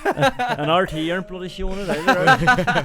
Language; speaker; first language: English; native; English